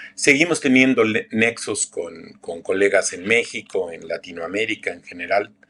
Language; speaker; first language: Spanish; native; Spanish